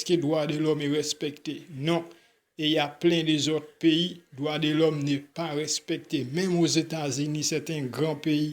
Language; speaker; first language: French; non-native, local second language; Haitian Creole